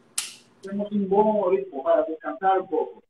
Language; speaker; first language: Portuguese; non-native, learner; Greek